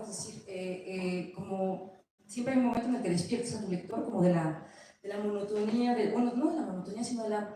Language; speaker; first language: Spanish; native; Spanish